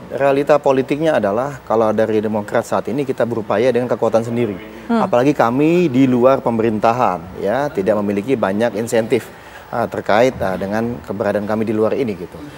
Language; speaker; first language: Indonesian; native; Indonesian